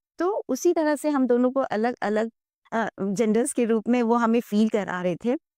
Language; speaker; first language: Hindi; non-native, local second language; Bangla